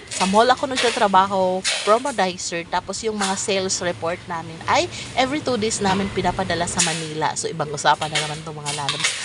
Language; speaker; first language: Filipino; non-native, local second language; Cebuano